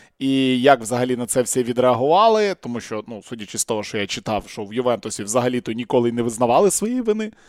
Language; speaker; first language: Ukrainian; non-native, local second language; Russian